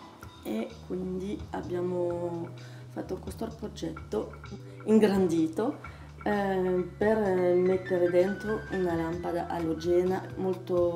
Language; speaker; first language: Italian; non-native, fluent; French